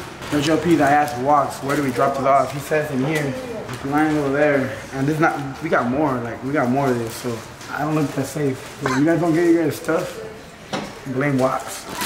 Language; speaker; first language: English; early bilingual, other home language; Spanish